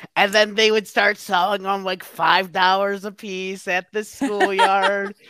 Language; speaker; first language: English; native; English